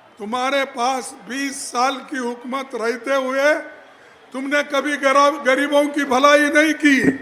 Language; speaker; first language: Hindi; non-native, local second language; Kannada